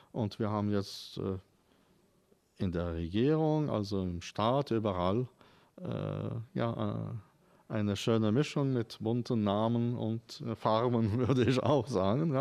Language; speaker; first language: German; non-native, fluent; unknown